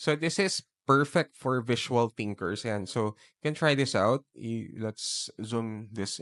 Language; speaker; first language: English; non-native, local second language; Filipino